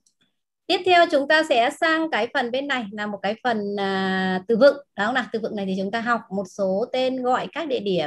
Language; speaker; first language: Vietnamese; native; Vietnamese